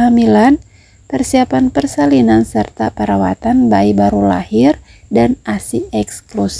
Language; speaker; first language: Indonesian; native; Indonesian